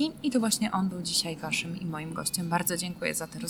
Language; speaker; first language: Polish; native; Polish